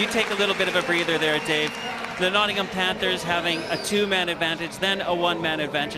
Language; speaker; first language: English; native; English